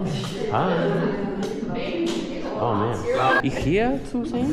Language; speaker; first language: German; non-native, learner; English